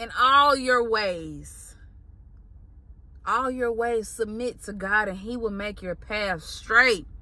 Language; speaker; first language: English; native; English